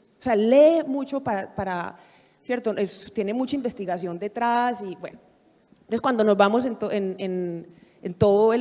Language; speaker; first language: Spanish; native; Spanish